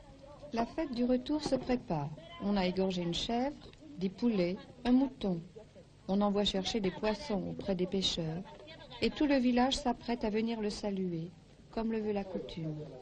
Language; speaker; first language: French; native; French